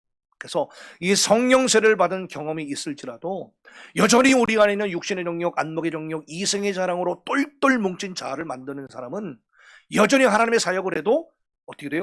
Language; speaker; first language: Korean; native; Korean